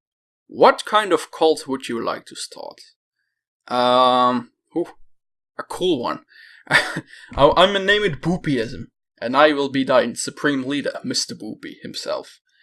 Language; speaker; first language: English; non-native, fluent; Dutch